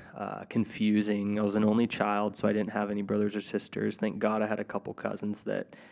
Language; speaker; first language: English; native; English